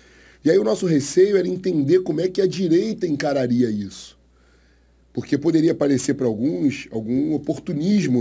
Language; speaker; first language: Portuguese; native; Portuguese